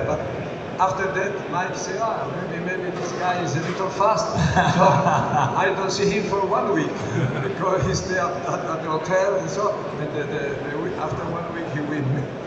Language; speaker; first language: English; non-native, learner; Italian